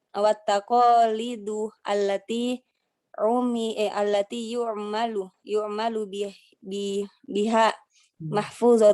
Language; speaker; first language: Arabic; non-native, learner; Indonesian